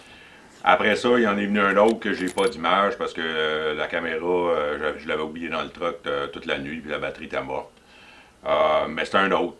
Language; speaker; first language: French; native; French